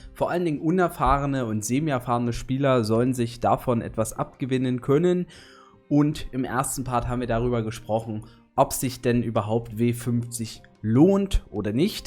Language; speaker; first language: German; native; German